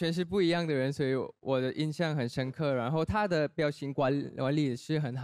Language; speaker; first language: Chinese; non-native, learner; Thai